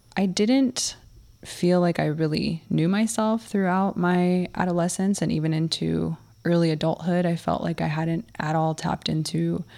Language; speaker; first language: English; early bilingual, other home language; Russian